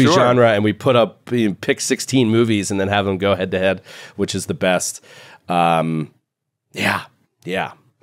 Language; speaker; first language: English; native; English